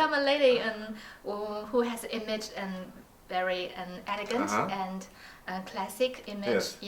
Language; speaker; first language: English; non-native, learner; Chinese